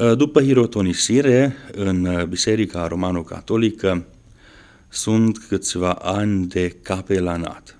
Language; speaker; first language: Romanian; non-native, local second language; Hungarian